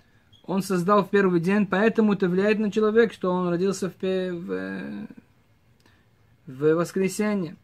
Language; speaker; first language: Russian; early bilingual, heritage; Hebrew